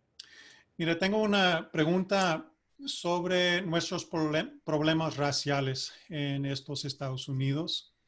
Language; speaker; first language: Spanish; non-native, fluent; English